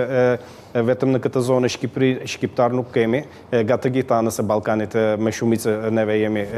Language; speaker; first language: Albanian; early bilingual, heritage; Albanian